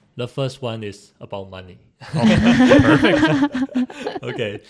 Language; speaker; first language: English; non-native, learner; Chinese